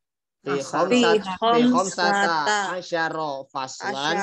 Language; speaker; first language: Arabic; non-native, learner; Indonesian